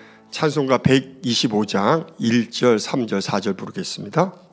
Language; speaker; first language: Korean; native; Korean